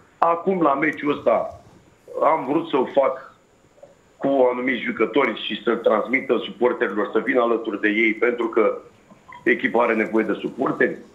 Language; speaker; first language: Romanian; native; Romanian